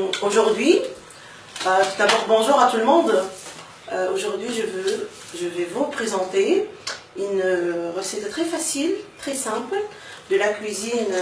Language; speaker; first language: French; non-native, local second language; Arabic